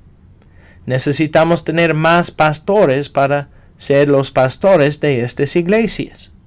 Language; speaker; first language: Spanish; non-native, fluent; English